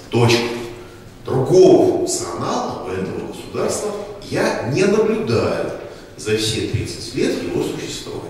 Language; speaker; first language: Russian; native; Russian